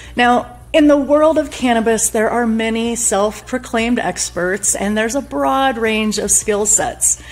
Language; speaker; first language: English; native; English